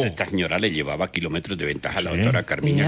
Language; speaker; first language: Spanish; native; Spanish